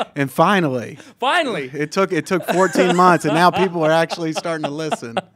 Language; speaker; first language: English; native; English